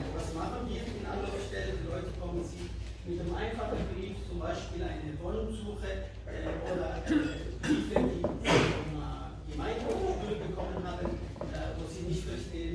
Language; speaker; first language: German; non-native, fluent; Somali